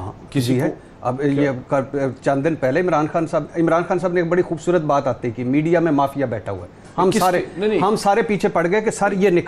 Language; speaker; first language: Urdu; native; Urdu